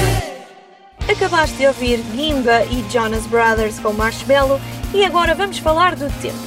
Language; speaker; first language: Portuguese; native; Portuguese